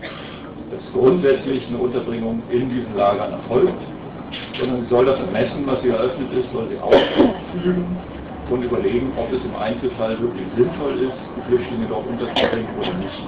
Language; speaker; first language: German; native; German